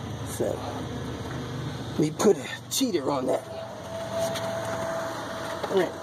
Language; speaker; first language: English; native; English